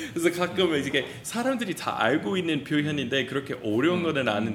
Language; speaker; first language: Korean; non-native, fluent; English